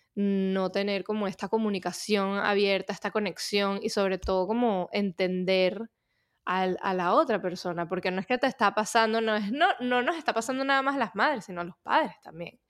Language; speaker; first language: Spanish; native; Spanish